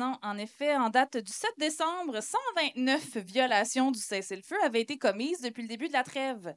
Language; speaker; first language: French; native; French